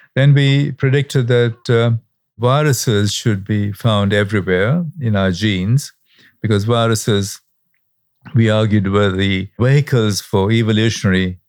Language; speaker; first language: English; non-native, local second language; Sinhala